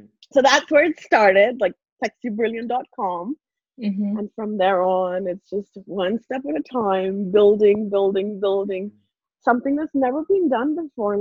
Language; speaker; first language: English; non-native, local second language; Punjabi